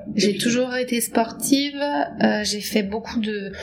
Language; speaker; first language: French; native; French